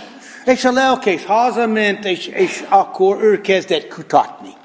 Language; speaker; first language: Hungarian; non-native, fluent; English